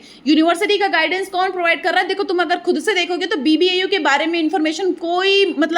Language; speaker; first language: Hindi; native; Hindi